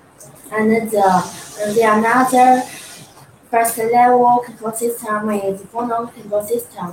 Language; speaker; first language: English; non-native, learner; Chinese